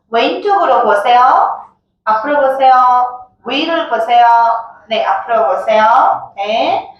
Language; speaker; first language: Korean; non-native, fluent; Nepali